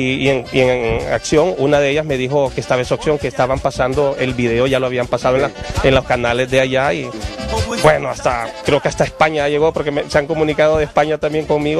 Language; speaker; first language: Spanish; native; Spanish